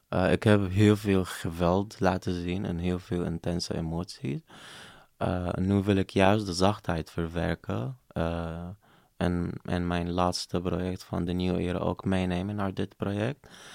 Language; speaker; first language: Dutch; non-native, fluent; Arabic